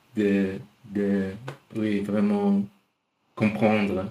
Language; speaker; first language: French; non-native, learner; German